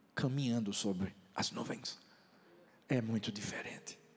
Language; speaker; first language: Portuguese; native; Portuguese